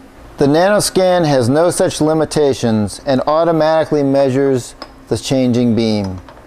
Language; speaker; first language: English; native; English